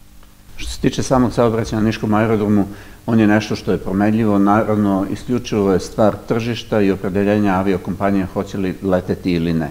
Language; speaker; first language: Serbian; native; Serbian